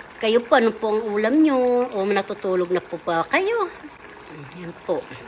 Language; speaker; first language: Filipino; native; Filipino